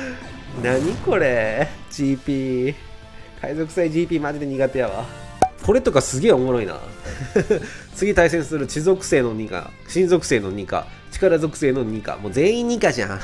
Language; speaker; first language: Japanese; native; Japanese